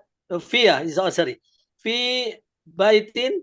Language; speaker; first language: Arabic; non-native, learner; Indonesian